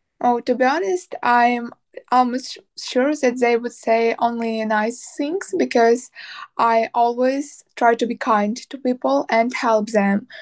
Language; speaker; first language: English; non-native, learner; Ukrainian